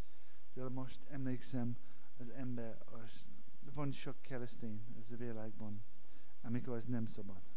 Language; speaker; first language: Hungarian; non-native, learner; English